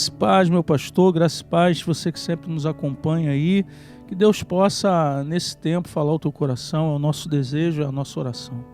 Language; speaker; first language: Portuguese; native; Portuguese